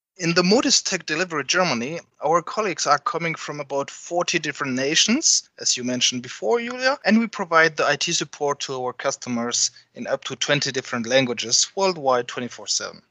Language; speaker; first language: English; non-native, fluent; French